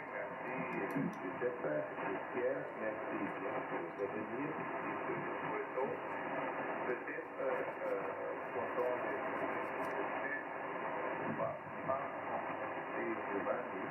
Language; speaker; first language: French; non-native, learner; German